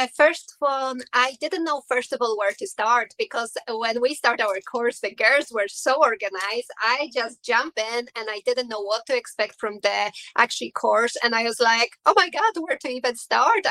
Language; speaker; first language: English; non-native, learner; Polish